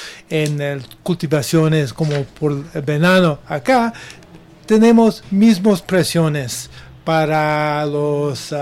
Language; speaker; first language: Spanish; non-native, learner; English